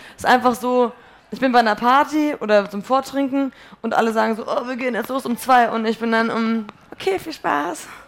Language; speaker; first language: German; early bilingual, other home language; Polish